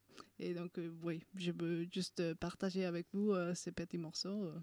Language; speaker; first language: French; non-native, fluent; Spanish